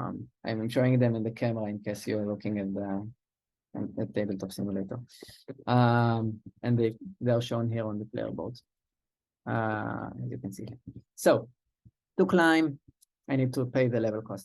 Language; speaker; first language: English; non-native, fluent; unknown